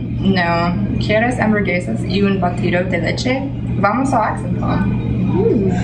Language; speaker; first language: Spanish; non-native, learner; English